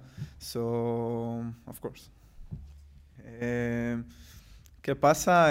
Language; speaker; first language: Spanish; non-native, learner; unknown